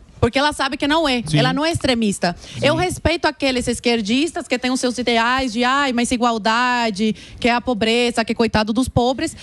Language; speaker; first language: Portuguese; early bilingual, other home language; Spanish